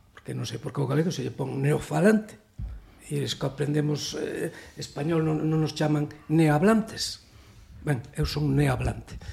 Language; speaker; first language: Galician; native; Galician